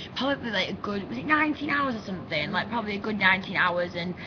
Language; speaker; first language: English; native; English